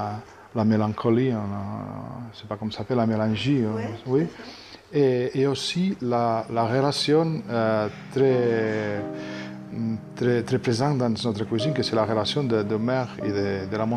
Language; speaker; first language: French; non-native, fluent; Catalan